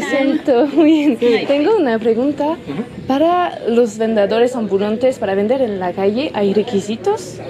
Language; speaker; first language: Spanish; non-native, learner; French